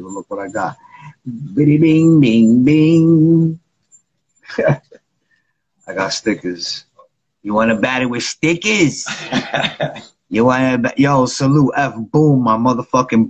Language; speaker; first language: English; native; English